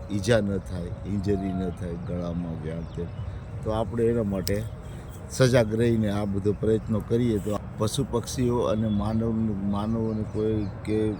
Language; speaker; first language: Gujarati; native; Gujarati